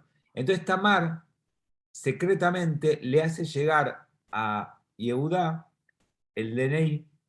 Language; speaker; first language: Spanish; native; Spanish